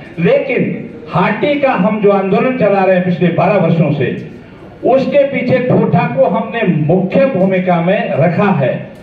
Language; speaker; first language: Hindi; native; Hindi